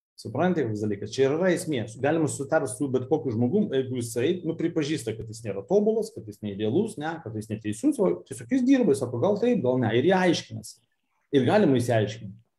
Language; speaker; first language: Lithuanian; non-native, local second language; Russian